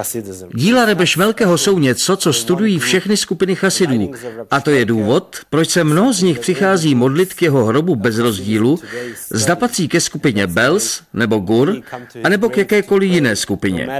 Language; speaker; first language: Czech; native; Czech